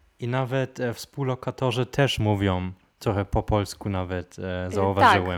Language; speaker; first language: Polish; non-native, fluent; German